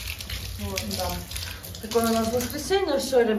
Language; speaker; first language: Russian; native; Russian